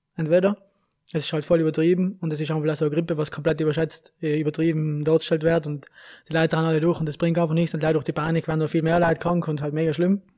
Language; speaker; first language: German; native; German